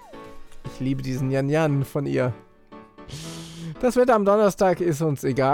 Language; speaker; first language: German; native; German